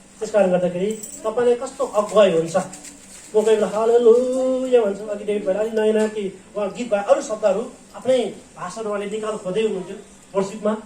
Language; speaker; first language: Nepali; non-native, local second language; Eastern Tamang